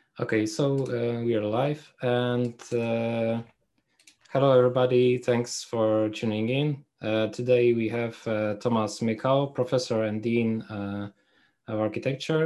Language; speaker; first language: English; non-native, fluent; Polish